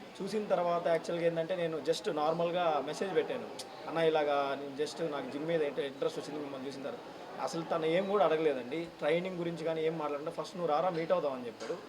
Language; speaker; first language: Telugu; native; Telugu